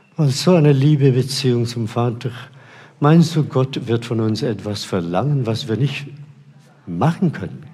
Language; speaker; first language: German; non-native, fluent; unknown